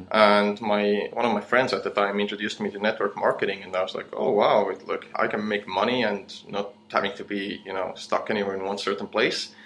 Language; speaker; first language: English; non-native, fluent; Estonian